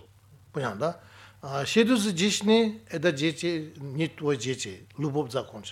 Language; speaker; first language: Russian; non-native, learner; Tibetan